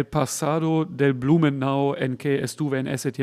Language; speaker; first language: Spanish; non-native, fluent; German